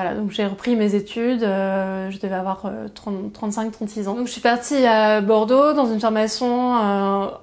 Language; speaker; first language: French; native; French